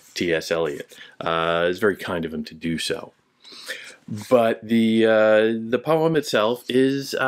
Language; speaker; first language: English; native; English